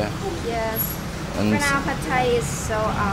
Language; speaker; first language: English; non-native, learner; Thai